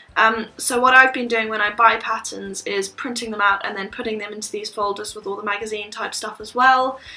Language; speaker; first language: English; native; English